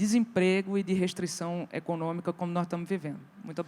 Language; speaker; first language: Portuguese; native; Portuguese